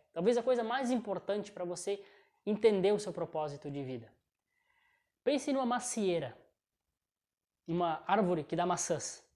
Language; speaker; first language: Portuguese; native; Portuguese